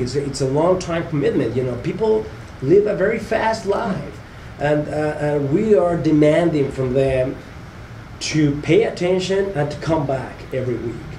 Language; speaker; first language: English; non-native, fluent; Spanish